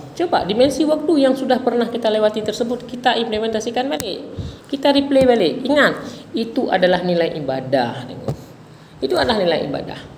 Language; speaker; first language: Indonesian; non-native, local second language; Achinese